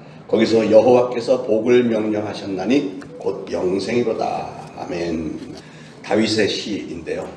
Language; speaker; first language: Korean; native; Korean